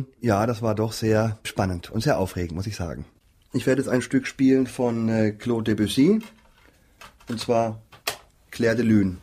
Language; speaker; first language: German; native; German